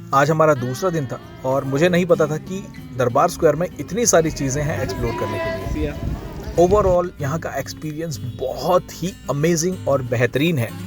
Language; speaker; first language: Hindi; native; Hindi